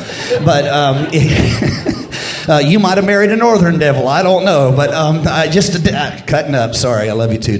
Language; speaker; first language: English; native; English